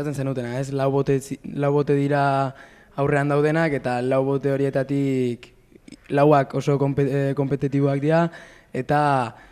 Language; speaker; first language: Basque; native; Basque